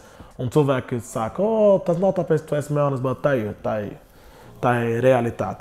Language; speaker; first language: Latvian; non-native, learner; Portuguese